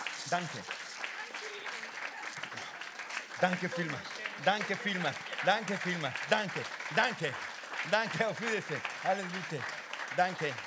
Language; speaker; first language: German; non-native, learner; Spanish